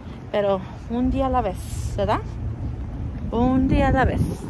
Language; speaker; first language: Spanish; early bilingual, heritage; Spanish